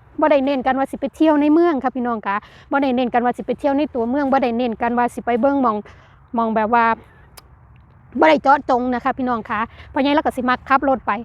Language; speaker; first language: Thai; non-native, local second language; Lao